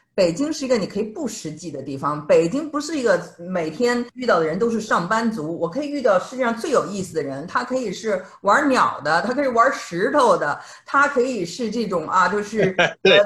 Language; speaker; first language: Chinese; native; Chinese